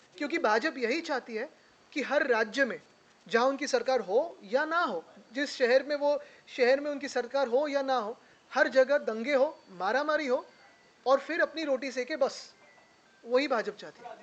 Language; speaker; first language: Hindi; non-native, local second language; Marathi